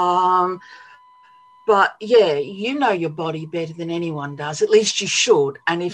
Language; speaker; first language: English; native; English